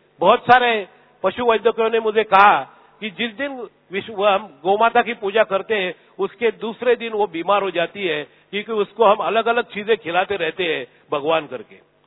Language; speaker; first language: Hindi; non-native, local second language; Marathi